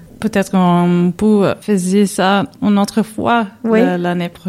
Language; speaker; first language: French; non-native, learner; Serbian